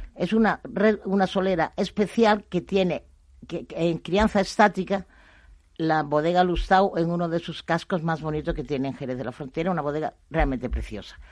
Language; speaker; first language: Spanish; native; Spanish